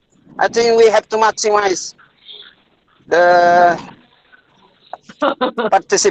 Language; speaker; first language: English; non-native, learner; Indonesian